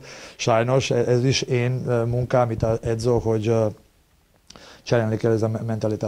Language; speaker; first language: Hungarian; non-native, learner; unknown